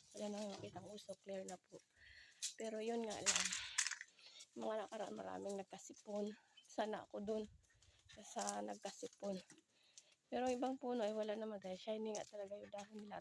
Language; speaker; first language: Filipino; non-native, local second language; Cebuano